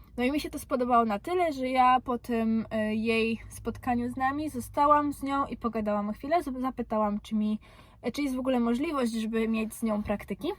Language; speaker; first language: Polish; early bilingual, heritage; Polish